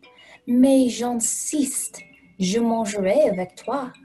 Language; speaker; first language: French; non-native, learner; English